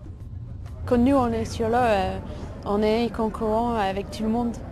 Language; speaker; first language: French; non-native, fluent; English